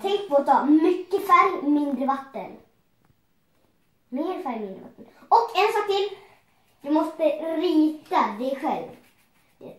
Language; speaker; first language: Swedish; early bilingual, other home language; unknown